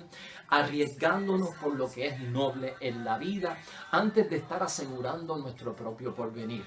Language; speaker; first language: Spanish; native; Spanish